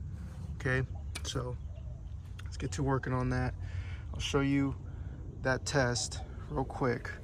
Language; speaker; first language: English; native; English